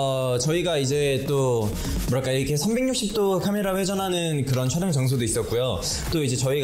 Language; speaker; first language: Korean; native; Korean